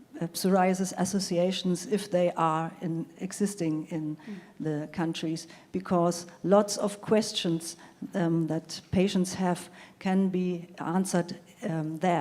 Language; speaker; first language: English; non-native, fluent; German